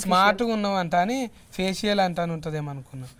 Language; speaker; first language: Telugu; native; Telugu